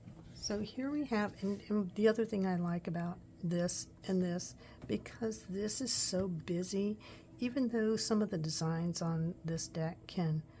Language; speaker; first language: English; native; English